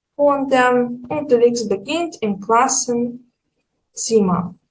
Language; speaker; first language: German; non-native, fluent; Ukrainian